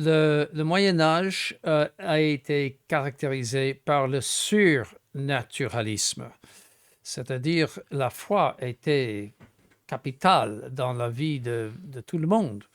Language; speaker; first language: French; non-native, fluent; English